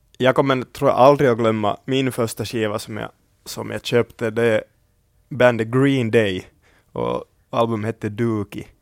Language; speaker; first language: Swedish; native; Swedish